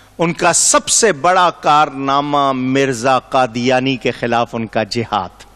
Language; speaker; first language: Urdu; non-native, local second language; Punjabi